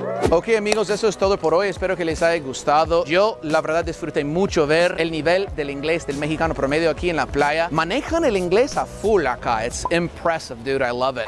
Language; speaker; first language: Spanish; non-native, fluent; English